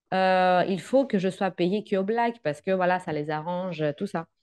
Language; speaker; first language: French; non-native, fluent; Greek